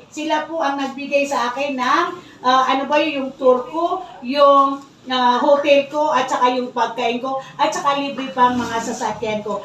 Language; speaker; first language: Filipino; non-native, local second language; Maranao